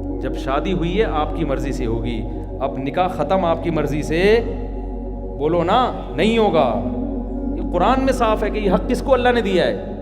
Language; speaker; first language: Urdu; native; Urdu